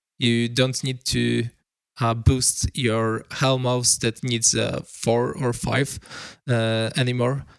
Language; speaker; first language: English; non-native, fluent; Polish